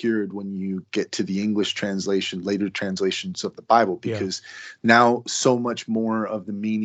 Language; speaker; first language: English; native; English